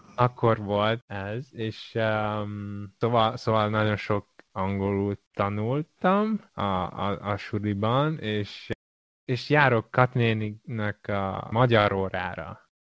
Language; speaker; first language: Hungarian; non-native, learner; Chinese